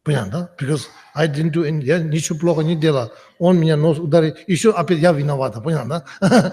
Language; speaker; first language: Russian; non-native, learner; Tibetan